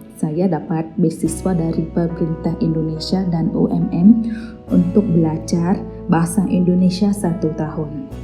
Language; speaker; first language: Indonesian; non-native, learner; Khmer